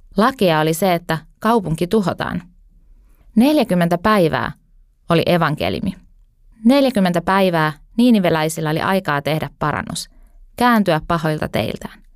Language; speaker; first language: Finnish; native; Finnish